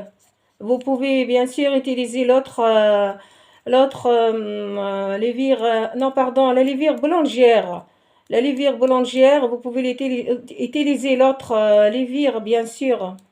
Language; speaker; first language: French; non-native, local second language; Arabic